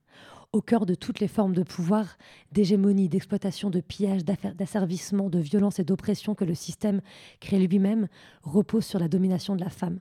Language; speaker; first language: French; native; French